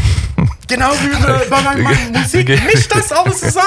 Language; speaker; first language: German; non-native, fluent; English